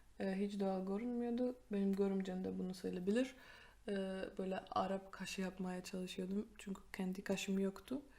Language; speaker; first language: Turkish; non-native, fluent; Polish